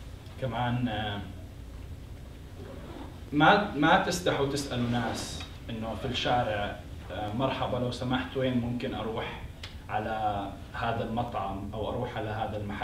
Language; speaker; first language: Arabic; native; Arabic